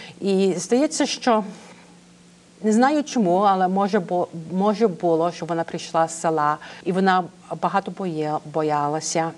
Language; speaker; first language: Ukrainian; early bilingual, heritage; English